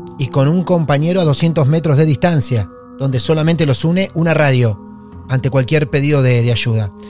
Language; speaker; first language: Spanish; native; Spanish